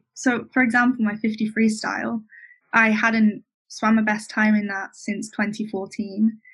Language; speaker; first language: English; native; English